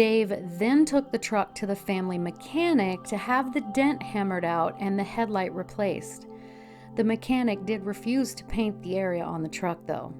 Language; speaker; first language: English; native; English